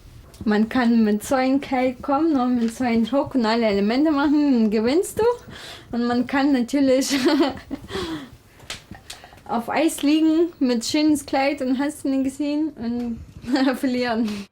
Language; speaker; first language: German; non-native, fluent; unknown